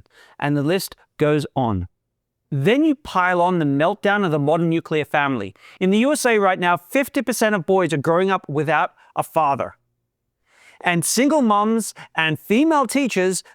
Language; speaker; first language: English; native; English